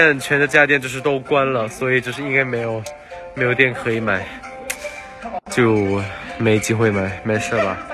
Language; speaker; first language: Chinese; non-native, fluent; Thai